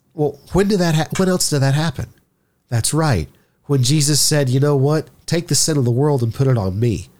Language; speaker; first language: English; native; English